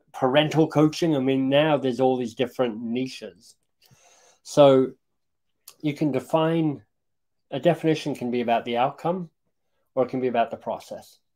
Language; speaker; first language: English; native; English